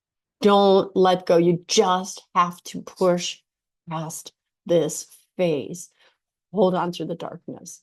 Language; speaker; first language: English; native; English